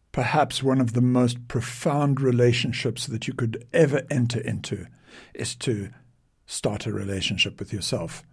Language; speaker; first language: English; native; English